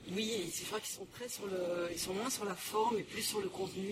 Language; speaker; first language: French; native; French